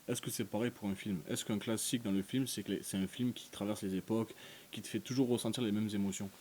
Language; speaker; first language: French; native; French